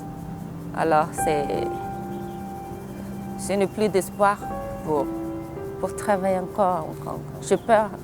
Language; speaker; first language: French; non-native, local second language; Malagasy